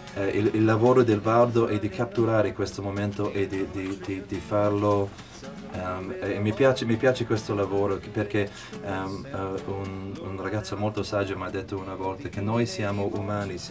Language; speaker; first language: Italian; non-native, fluent; English